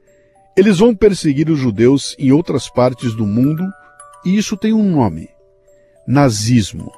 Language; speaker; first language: Portuguese; native; Portuguese